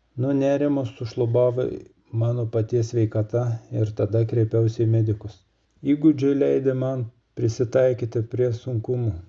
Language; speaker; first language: Lithuanian; non-native, fluent; Russian